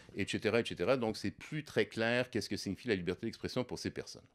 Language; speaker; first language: French; native; French